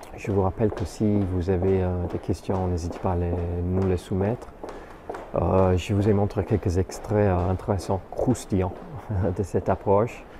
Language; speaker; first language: French; native; French